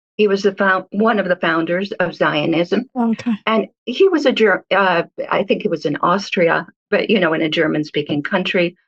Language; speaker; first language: English; early bilingual, other home language; Hebrew